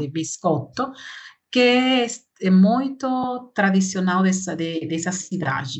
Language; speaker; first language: Portuguese; non-native, learner; Spanish